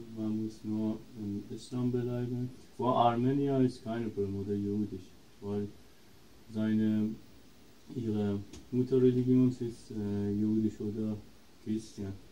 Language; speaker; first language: German; non-native, learner; Persian